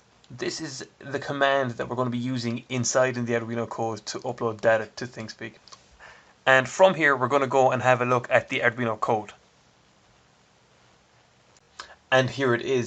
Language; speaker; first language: English; native; English